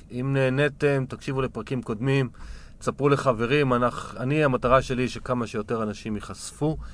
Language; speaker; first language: Hebrew; native; Hebrew